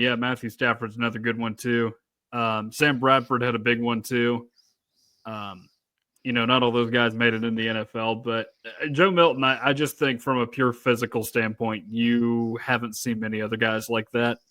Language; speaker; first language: English; native; English